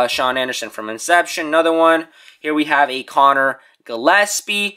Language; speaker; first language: English; native; English